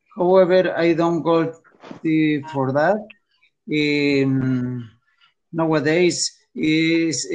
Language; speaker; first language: English; non-native, learner; Spanish